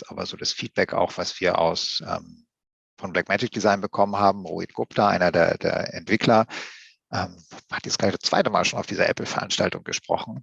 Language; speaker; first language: German; native; German